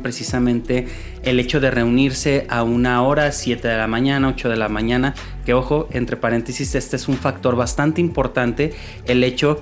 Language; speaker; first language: Spanish; native; Spanish